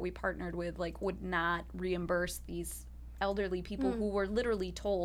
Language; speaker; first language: English; native; English